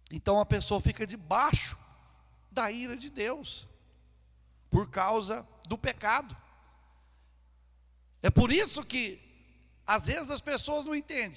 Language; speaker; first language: Portuguese; native; Portuguese